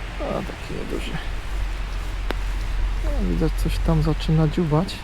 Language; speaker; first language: Polish; native; Polish